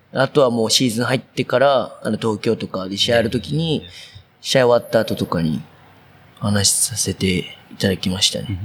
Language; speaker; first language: Japanese; native; Japanese